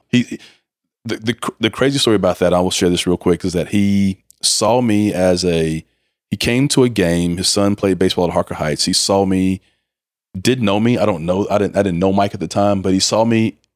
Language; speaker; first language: English; native; English